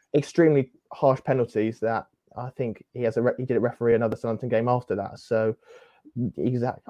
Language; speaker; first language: English; native; English